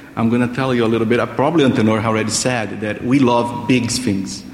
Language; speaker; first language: English; non-native, fluent; Portuguese